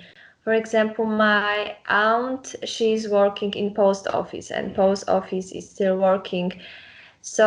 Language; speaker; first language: English; non-native, learner; Polish